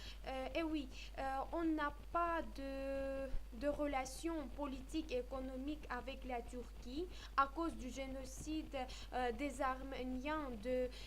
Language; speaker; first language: French; non-native, fluent; Armenian